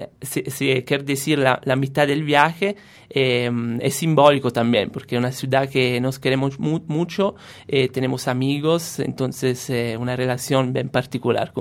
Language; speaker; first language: Spanish; non-native, fluent; Italian